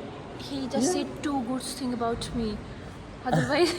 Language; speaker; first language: English; non-native, learner; Hindi